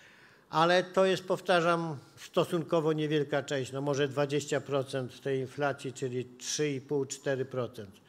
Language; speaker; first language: Polish; native; Polish